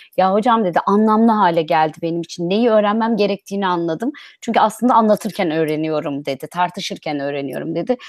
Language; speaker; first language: Turkish; native; Turkish